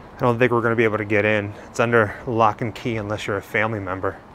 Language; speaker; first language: English; native; English